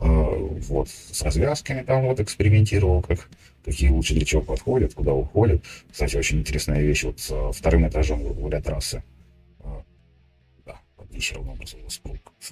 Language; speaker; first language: Russian; native; Russian